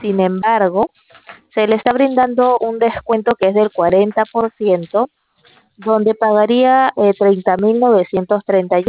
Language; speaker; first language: Spanish; native; Spanish